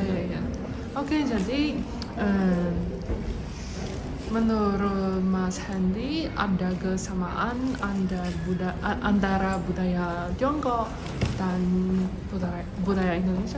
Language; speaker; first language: Indonesian; non-native, fluent; Chinese